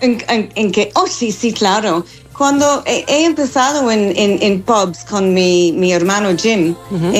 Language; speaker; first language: Spanish; non-native, fluent; English